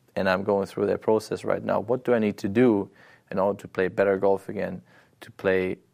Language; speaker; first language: English; non-native, fluent; German